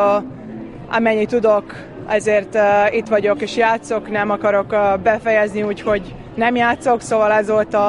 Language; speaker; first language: Hungarian; non-native, fluent; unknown